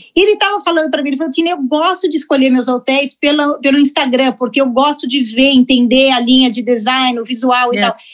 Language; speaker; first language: Portuguese; early bilingual, heritage; Portuguese